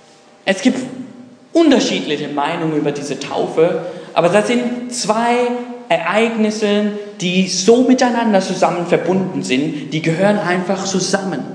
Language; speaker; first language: German; non-native, fluent; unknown